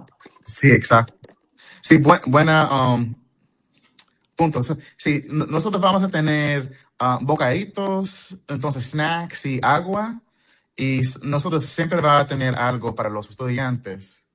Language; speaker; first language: Spanish; non-native, fluent; English